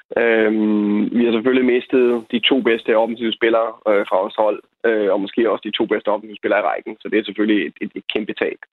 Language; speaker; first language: Danish; native; Danish